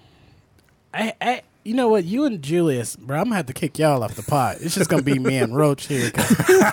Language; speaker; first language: English; native; English